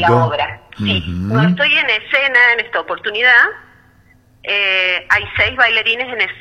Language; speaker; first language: Spanish; native; Spanish